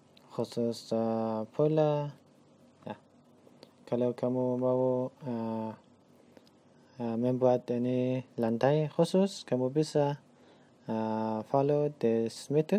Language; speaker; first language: Indonesian; non-native, learner; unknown